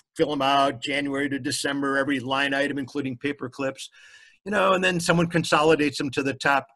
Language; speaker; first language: English; native; English